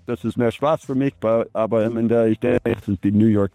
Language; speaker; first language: German; non-native, learner; English